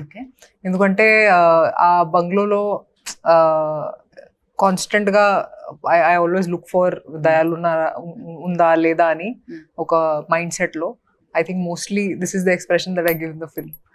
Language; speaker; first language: Telugu; non-native, fluent; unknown